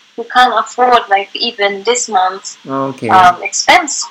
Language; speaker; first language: English; non-native, fluent; Japanese